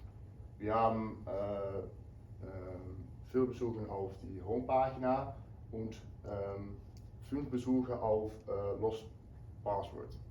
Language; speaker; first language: German; non-native, learner; Dutch